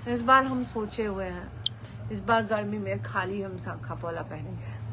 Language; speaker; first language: Hindi; non-native, local second language; Bangla